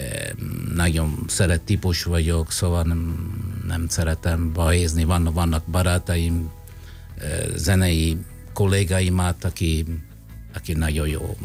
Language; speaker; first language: Hungarian; non-native, fluent; Italian